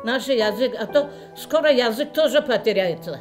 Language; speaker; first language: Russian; non-native, local second language; Persian